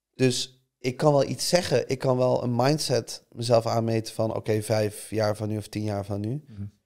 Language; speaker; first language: Dutch; native; Dutch